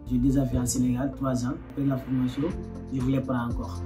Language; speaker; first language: French; non-native, local second language; Soninke